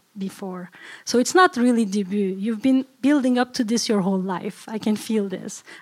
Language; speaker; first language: English; early bilingual, other home language; Turkish